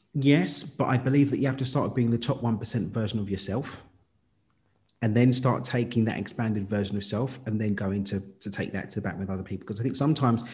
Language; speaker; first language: English; native; English